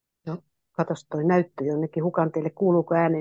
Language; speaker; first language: Finnish; native; Finnish